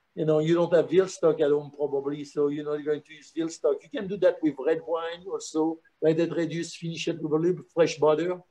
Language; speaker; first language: English; non-native, fluent; French